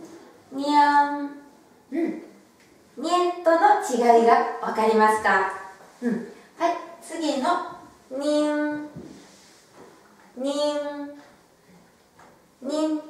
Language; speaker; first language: Japanese; non-native, fluent; Chinese